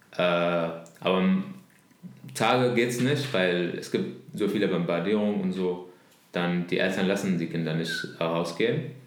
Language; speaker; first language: German; non-native, learner; Arabic